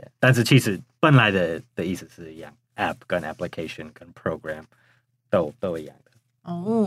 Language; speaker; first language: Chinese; non-native, fluent; English